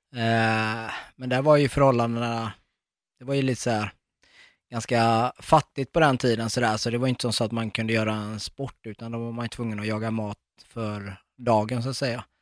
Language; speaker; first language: Swedish; early bilingual, other home language; Arabic